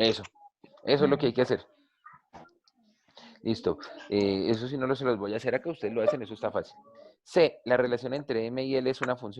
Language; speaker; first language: Spanish; native; Spanish